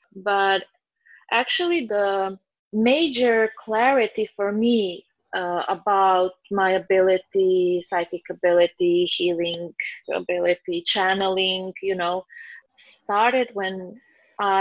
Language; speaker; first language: English; non-native, fluent; Croatian